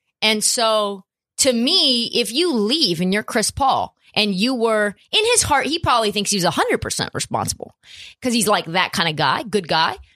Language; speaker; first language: English; native; English